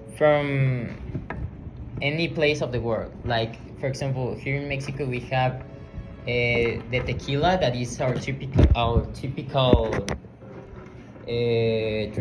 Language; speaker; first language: English; non-native, learner; Spanish